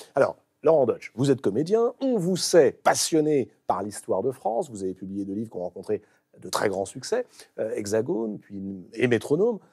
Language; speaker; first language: French; native; French